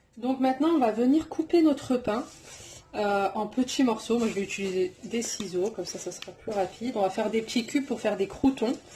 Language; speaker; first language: French; native; French